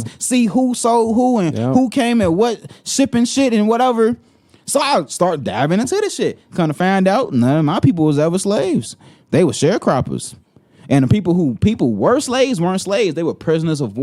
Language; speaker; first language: English; native; English